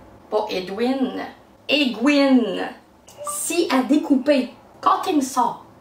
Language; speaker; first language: French; native; French